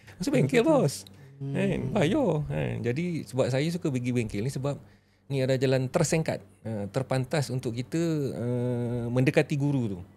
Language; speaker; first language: Malay; native; Malay